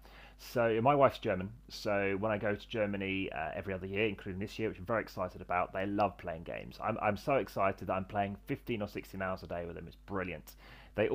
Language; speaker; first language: English; native; English